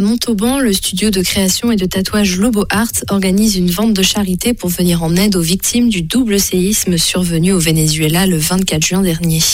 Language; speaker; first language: French; native; French